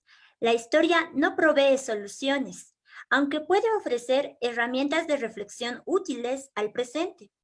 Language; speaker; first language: Spanish; native; Spanish